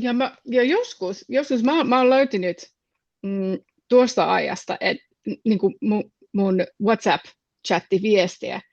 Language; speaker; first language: Finnish; non-native, fluent; English